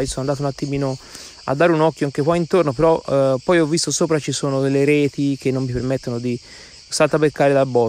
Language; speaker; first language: Italian; native; Italian